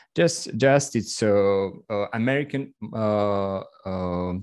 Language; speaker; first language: English; non-native, learner; Russian